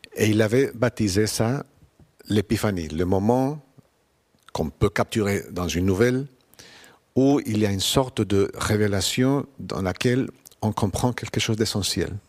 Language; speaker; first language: French; non-native, fluent; Spanish